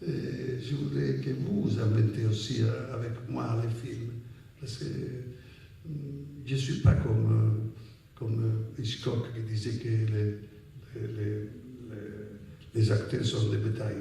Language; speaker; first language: French; non-native, fluent; Italian